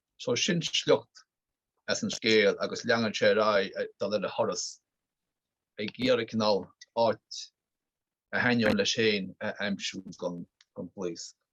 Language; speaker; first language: Irish; native; Irish